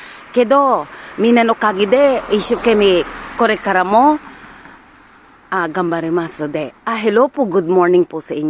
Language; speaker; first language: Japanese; non-native, learner; Filipino